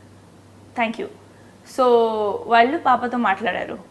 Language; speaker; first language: Telugu; non-native, fluent; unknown